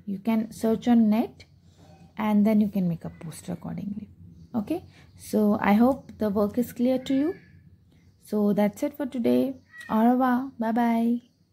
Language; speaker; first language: English; non-native, local second language; Hindi